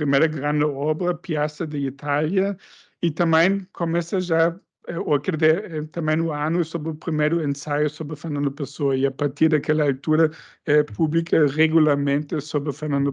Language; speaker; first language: Portuguese; non-native, fluent; German